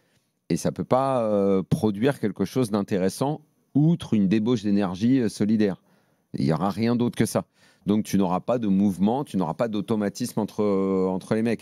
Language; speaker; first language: French; native; French